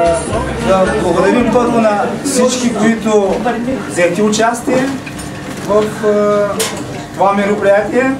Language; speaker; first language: Bulgarian; native; Bulgarian